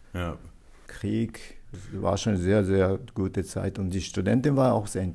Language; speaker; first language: German; non-native, fluent; Japanese